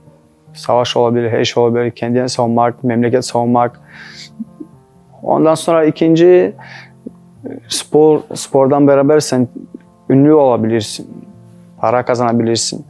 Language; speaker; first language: Turkish; non-native, learner; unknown